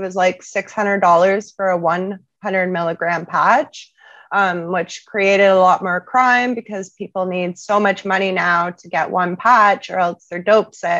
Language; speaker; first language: English; native; English